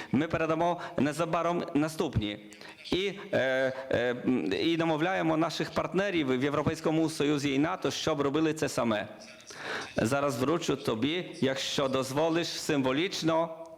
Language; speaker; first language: Ukrainian; non-native, learner; Polish